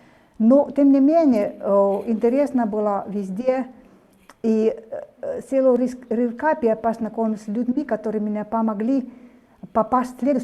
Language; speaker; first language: Russian; non-native, fluent; Finnish